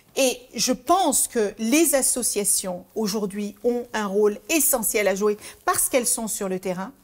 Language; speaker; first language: French; early bilingual, other home language; Kabuverdianu